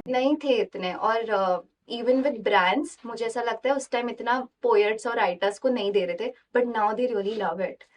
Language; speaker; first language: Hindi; native; Hindi